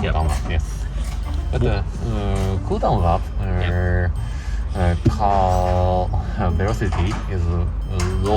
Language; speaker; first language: English; non-native, learner; Japanese